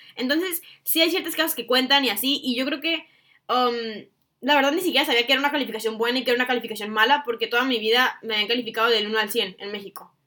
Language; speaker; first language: Spanish; native; Spanish